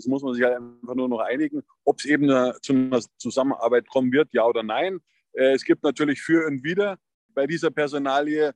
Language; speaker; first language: German; native; German